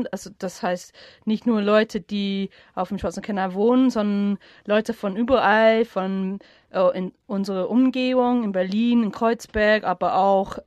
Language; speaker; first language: German; non-native, fluent; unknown